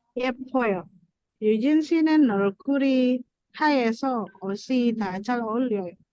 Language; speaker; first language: Korean; non-native, learner; Indonesian